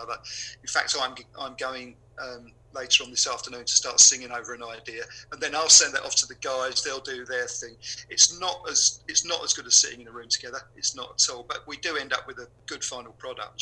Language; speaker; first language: English; native; English